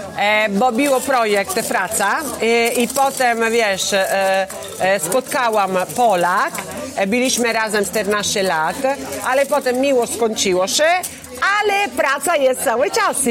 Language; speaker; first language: Polish; non-native, learner; Italian